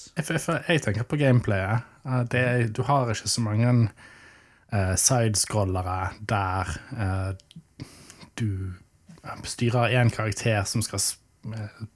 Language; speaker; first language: Norwegian; native; Norwegian